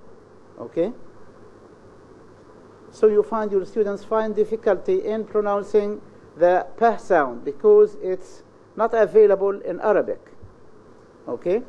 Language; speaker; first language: English; non-native, fluent; Arabic